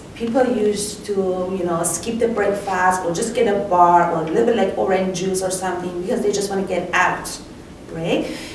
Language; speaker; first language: English; non-native, fluent; Persian